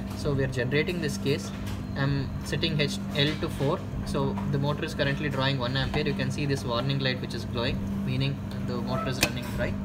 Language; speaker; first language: English; non-native, local second language; Kannada